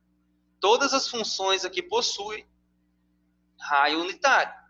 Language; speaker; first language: Portuguese; native; Portuguese